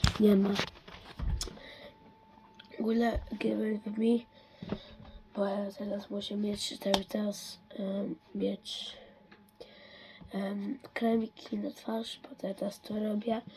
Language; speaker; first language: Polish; early bilingual, heritage; Dutch